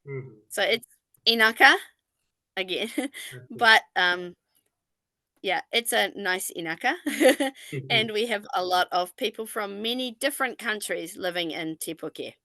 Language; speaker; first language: English; non-native, fluent; Japanese